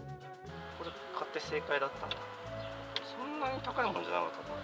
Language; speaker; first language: Japanese; native; Japanese